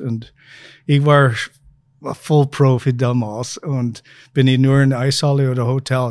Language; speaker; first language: German; non-native, fluent; English